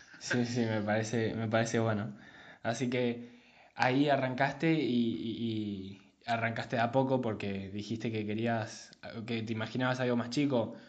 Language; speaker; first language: Spanish; native; Spanish